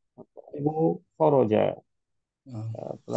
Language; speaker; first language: Indonesian; non-native, learner; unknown